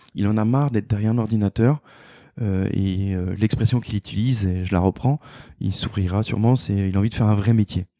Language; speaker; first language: French; native; French